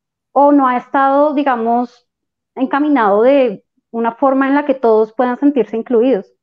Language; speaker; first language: Spanish; native; Spanish